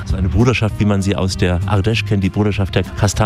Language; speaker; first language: German; native; German